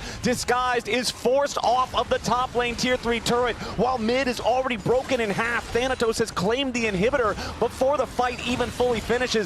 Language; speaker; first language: English; native; English